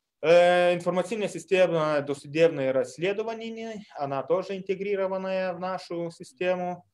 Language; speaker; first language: Russian; non-native, fluent; Lithuanian